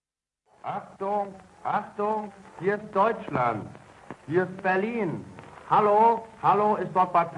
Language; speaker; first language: German; native; German